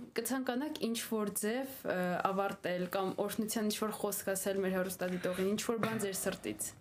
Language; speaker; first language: Armenian; native; Armenian